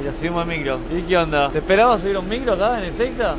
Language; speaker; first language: Spanish; native; Spanish